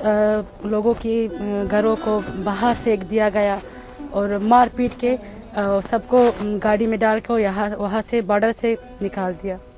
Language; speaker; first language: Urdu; non-native, fluent; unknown